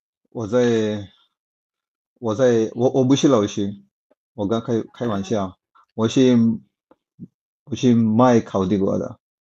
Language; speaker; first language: Chinese; non-native, fluent; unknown